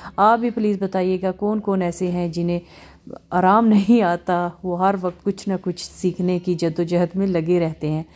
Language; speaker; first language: Hindi; native; Hindi